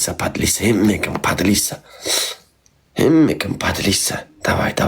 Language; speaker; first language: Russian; non-native, learner; Turkmen